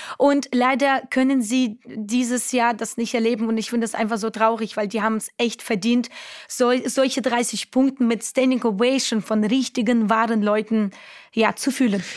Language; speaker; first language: German; non-native, fluent; Romanian